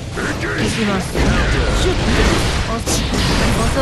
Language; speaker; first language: Japanese; non-native, learner; Chinese